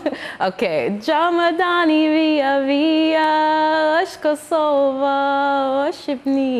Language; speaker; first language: Albanian; non-native, learner; English